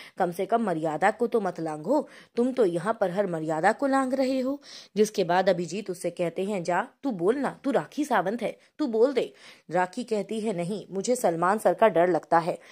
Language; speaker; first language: Hindi; native; Hindi